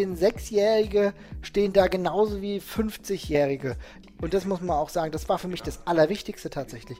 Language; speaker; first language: German; native; German